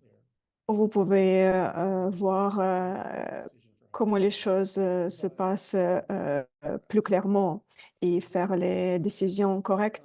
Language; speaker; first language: French; non-native, fluent; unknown